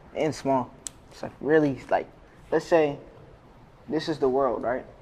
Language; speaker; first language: English; native; English